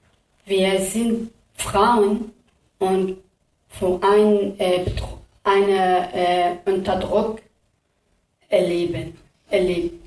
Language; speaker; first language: German; non-native, learner; Kurdish